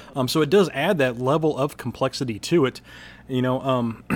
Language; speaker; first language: English; native; English